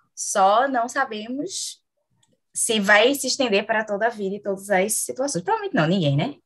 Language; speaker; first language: Italian; non-native, learner; Portuguese